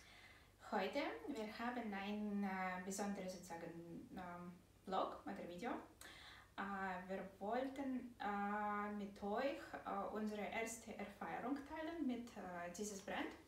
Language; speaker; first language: German; non-native, fluent; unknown